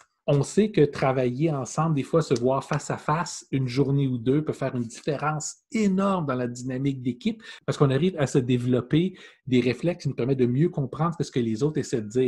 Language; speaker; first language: French; native; French